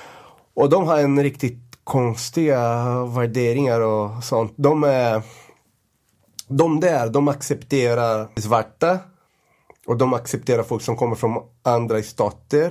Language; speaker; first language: Swedish; non-native, fluent; Portuguese